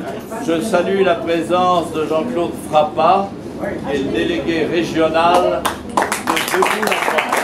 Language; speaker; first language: French; native; French